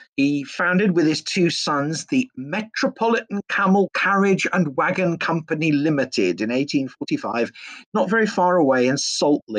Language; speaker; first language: English; native; English